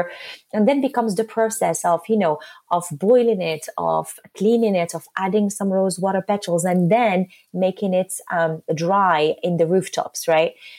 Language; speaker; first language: English; non-native, fluent; Arabic